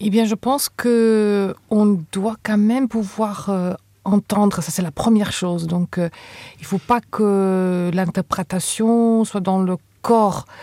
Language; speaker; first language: French; non-native, fluent; Afrikaans